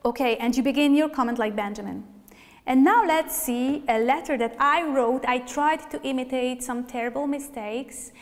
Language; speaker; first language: English; non-native, fluent; Hungarian